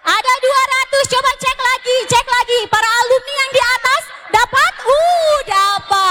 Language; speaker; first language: Indonesian; native; Indonesian